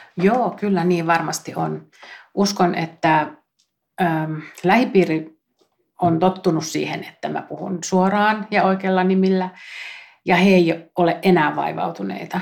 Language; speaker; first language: Finnish; native; Finnish